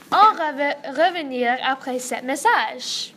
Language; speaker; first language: French; non-native, learner; English